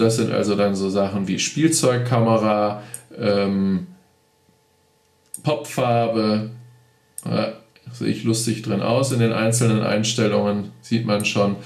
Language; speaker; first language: German; native; German